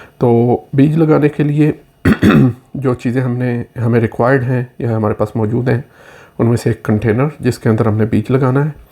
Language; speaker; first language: Urdu; non-native, local second language; Punjabi